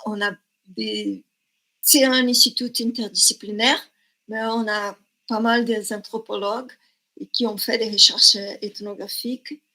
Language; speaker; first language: French; non-native, fluent; Portuguese